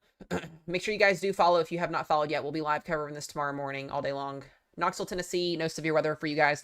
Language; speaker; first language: English; native; English